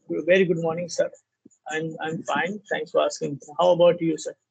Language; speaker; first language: English; non-native, learner; Hindi